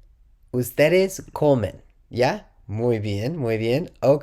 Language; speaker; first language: Spanish; non-native, learner; English